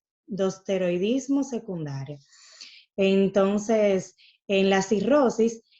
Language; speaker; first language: Spanish; native; Spanish